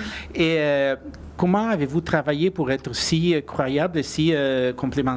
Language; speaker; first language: French; non-native, fluent; Italian